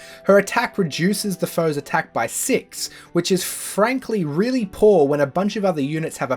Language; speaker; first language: English; native; English